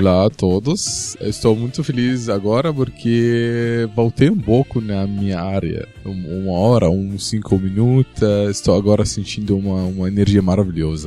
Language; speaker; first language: Portuguese; non-native, learner; Arabic